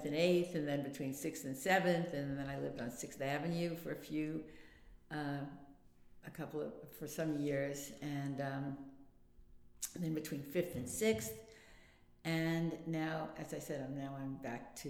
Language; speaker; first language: English; native; English